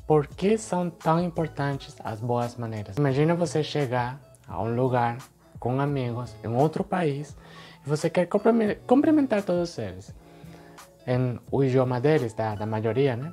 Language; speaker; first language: Portuguese; non-native, fluent; Spanish